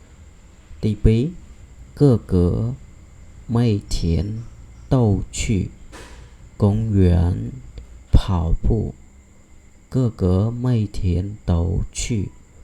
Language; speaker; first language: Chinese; non-native, fluent; Khmer